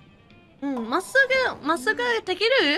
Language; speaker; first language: Japanese; non-native, learner; English